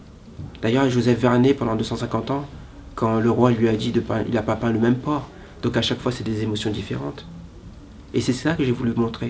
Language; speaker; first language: French; native; French